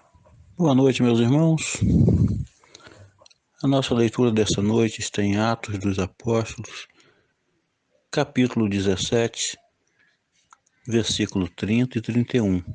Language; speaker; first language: Portuguese; native; Portuguese